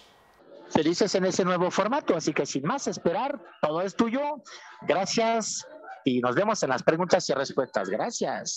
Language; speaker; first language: Spanish; native; Spanish